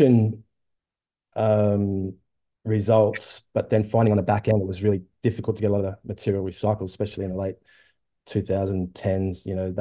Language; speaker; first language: English; native; English